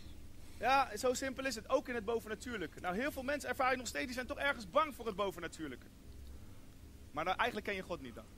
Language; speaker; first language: Dutch; native; Dutch